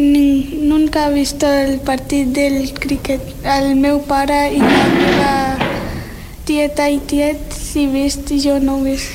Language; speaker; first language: Catalan; non-native, learner; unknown